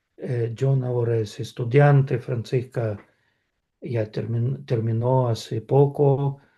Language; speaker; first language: Spanish; non-native, fluent; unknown